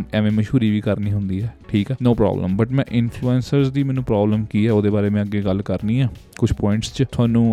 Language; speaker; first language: Punjabi; native; Punjabi